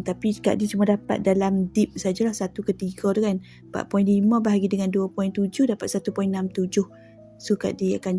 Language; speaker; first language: Malay; native; Malay